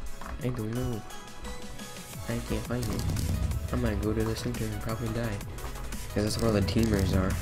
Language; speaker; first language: English; native; English